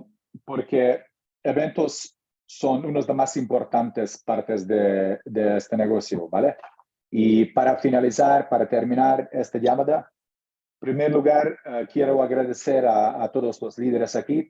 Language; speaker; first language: Spanish; non-native, learner; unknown